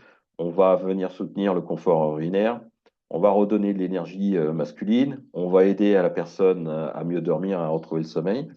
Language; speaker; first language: French; native; French